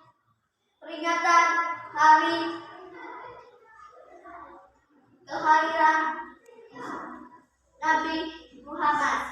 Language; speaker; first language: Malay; non-native, local second language; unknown